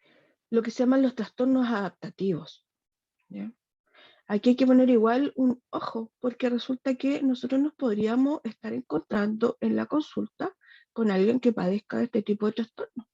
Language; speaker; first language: Spanish; native; Spanish